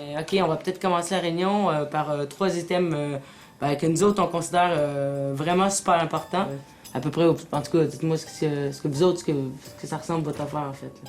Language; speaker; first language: French; native; French